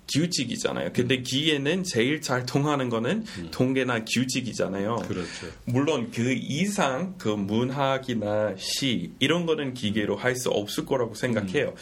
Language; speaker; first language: Korean; non-native, fluent; English